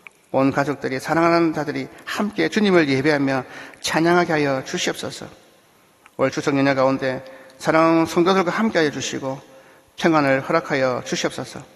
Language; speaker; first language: Korean; native; Korean